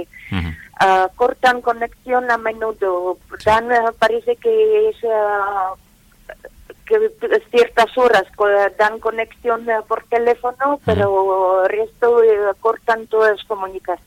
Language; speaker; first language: Spanish; non-native, fluent; Ukrainian